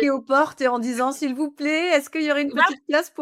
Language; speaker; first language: French; native; French